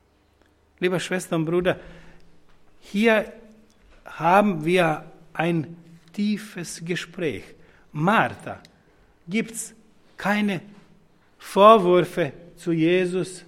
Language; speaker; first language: German; non-native, fluent; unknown